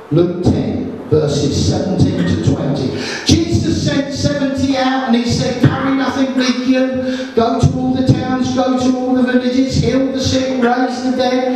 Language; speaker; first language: English; native; English